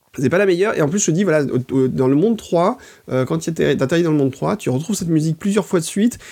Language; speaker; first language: French; native; French